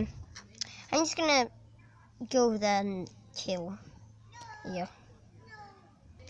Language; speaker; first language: English; native; English